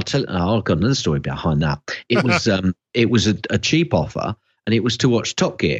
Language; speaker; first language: English; native; English